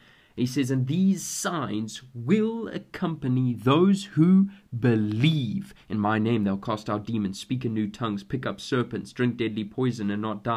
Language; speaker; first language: English; native; English